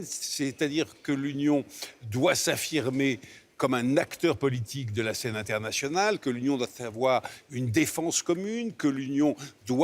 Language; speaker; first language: French; native; French